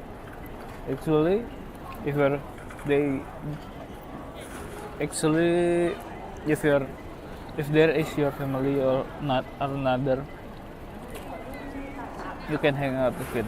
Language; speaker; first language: English; non-native, learner; Korean